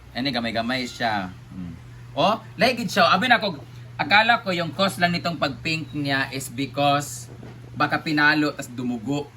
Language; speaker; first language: Filipino; non-native, local second language; Cebuano